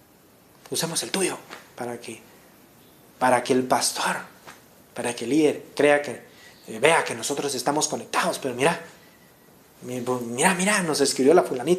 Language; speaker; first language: Spanish; native; Spanish